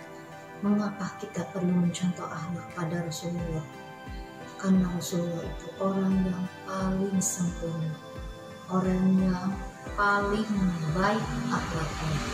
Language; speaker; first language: Indonesian; native; Indonesian